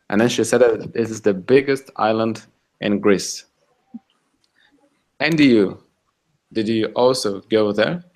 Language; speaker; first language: English; non-native, fluent; Russian